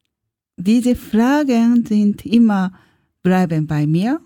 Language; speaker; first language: German; non-native, learner; Japanese